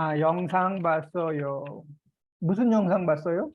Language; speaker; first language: Korean; native; Korean